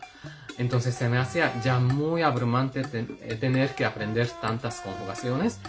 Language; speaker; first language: Spanish; non-native, fluent; Japanese